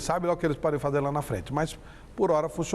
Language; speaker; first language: Portuguese; native; Portuguese